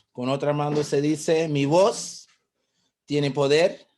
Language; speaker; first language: Spanish; non-native, learner; English